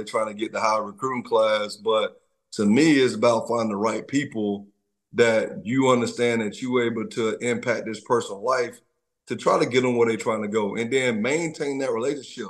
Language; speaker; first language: English; native; English